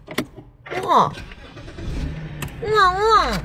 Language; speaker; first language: Chinese; non-native, learner; Korean